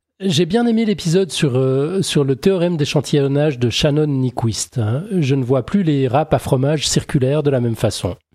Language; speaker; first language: French; native; French